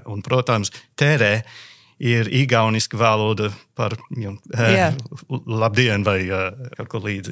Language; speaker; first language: Latvian; non-native, learner; English